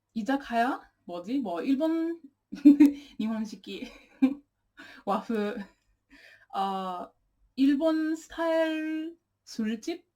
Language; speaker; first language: Korean; non-native, learner; English